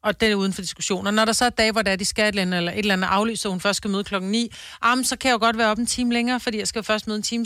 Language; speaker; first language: Danish; native; Danish